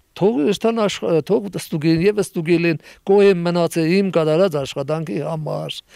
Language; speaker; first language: Armenian; native; Armenian